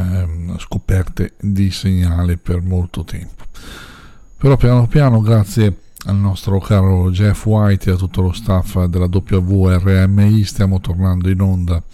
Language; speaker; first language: Italian; native; Italian